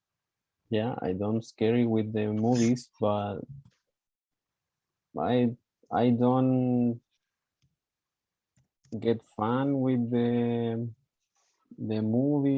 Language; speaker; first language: English; non-native, learner; Spanish